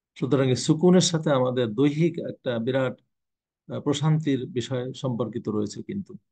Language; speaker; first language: Bangla; native; Bangla